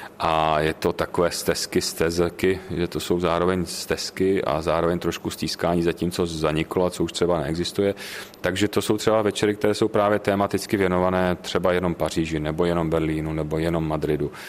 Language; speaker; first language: Czech; native; Czech